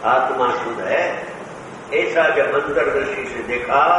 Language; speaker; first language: Hindi; non-native, local second language; Gujarati